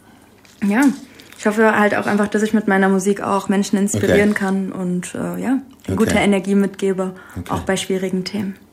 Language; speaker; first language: German; early bilingual, other home language; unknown